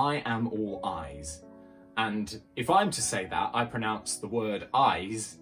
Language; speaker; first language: English; native; English